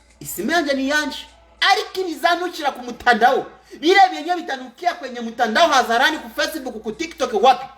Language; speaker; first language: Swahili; non-native, local second language; Kinyarwanda